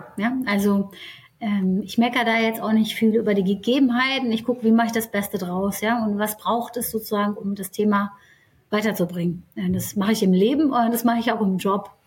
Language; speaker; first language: German; early bilingual, other home language; Turkish